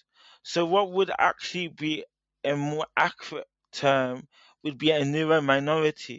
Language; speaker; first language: English; native; English